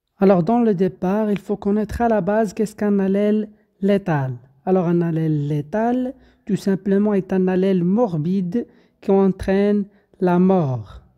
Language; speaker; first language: French; non-native, local second language; Arabic